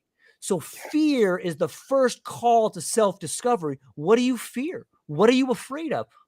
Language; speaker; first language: English; native; English